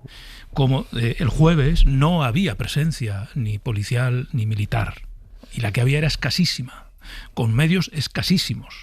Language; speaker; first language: Spanish; native; Spanish